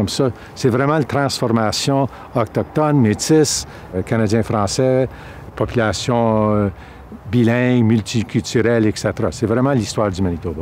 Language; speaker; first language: French; native; French